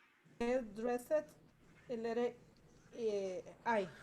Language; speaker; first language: English; non-native, learner; Spanish